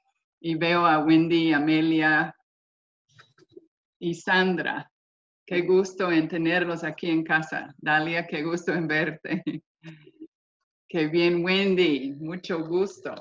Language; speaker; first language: Spanish; non-native, fluent; English